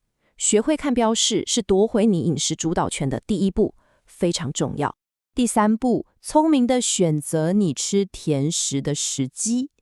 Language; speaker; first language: Chinese; native; Chinese